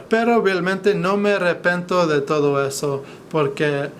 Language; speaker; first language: Spanish; non-native, fluent; English